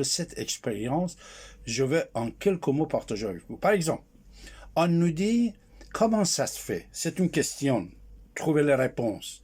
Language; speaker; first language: French; non-native, fluent; Persian